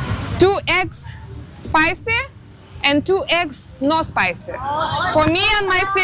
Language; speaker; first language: English; non-native, learner; Lithuanian